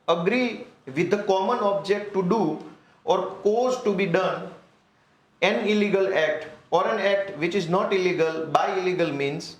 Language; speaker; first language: English; non-native, local second language; Gujarati